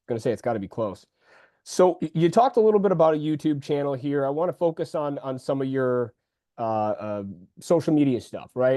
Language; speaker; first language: English; native; English